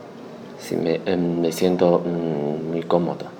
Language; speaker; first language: Spanish; non-native, learner; Chinese